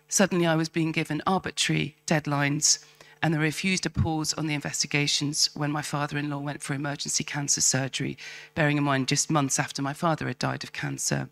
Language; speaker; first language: English; native; English